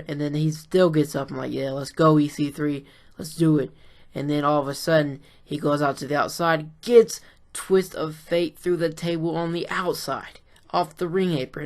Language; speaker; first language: English; native; English